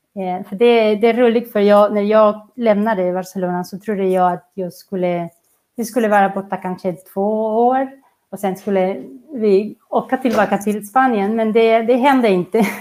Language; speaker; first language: Swedish; non-native, fluent; Catalan